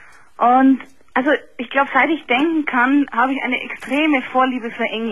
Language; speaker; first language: German; native; German